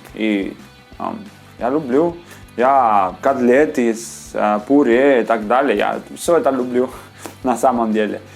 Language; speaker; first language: Russian; non-native, fluent; Spanish